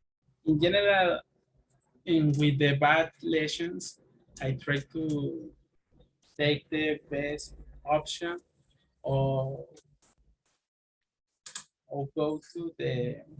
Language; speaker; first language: English; non-native, learner; Spanish